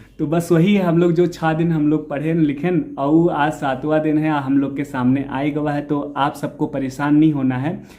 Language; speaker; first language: Hindi; native; Hindi